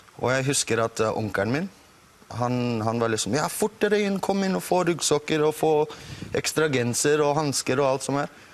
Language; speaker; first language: Norwegian; non-native, fluent; English